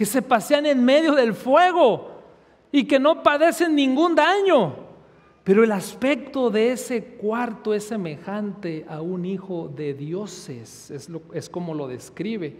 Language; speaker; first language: Spanish; native; Spanish